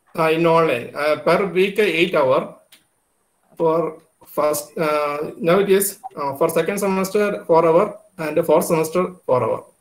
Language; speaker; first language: English; non-native, local second language; Malayalam